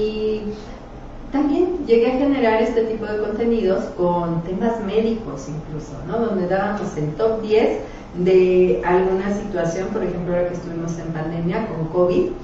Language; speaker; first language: Spanish; native; Spanish